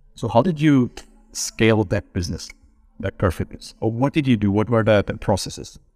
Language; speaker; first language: English; non-native, fluent; German